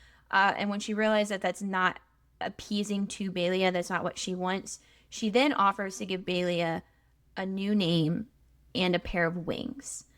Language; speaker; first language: English; native; English